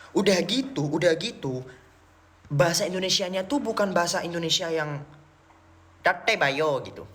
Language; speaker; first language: Indonesian; non-native, local second language; Madurese